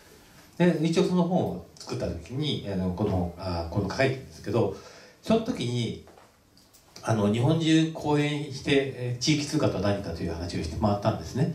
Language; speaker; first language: Japanese; native; Japanese